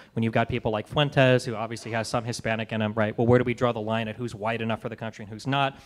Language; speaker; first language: English; native; English